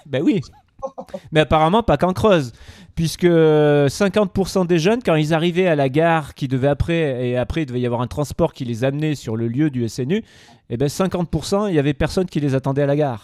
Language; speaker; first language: French; native; French